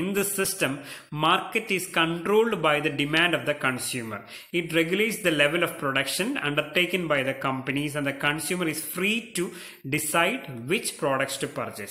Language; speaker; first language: English; non-native, local second language; Malayalam